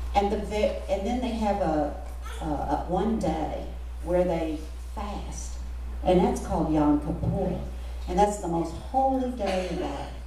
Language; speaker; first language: English; native; English